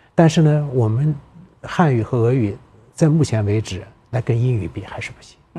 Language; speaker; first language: Chinese; native; Chinese